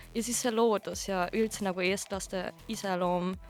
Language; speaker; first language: Estonian; non-native, fluent; German